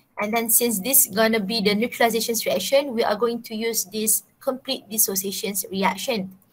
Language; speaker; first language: English; non-native, local second language; Malay